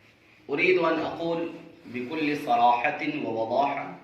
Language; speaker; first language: Arabic; non-native, fluent; Urdu